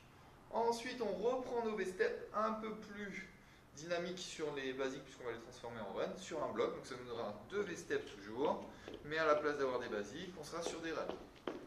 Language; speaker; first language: French; native; French